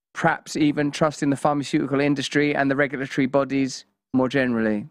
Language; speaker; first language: English; native; English